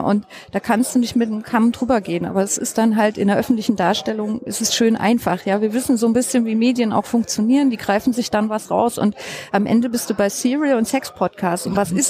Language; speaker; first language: German; native; German